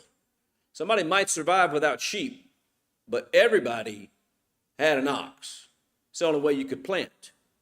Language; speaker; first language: English; native; English